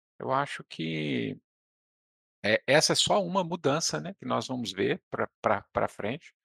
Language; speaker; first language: Portuguese; native; Portuguese